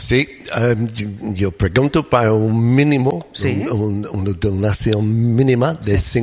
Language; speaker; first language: Spanish; non-native, learner; English